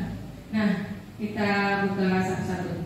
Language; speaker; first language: Indonesian; native; Indonesian